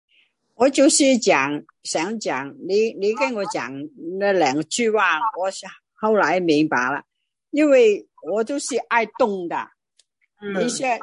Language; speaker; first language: Chinese; non-native, local second language; Cantonese